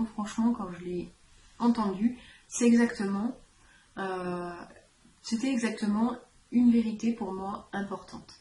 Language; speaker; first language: French; native; French